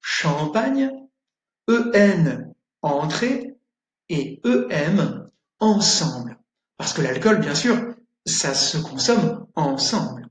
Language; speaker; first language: French; native; French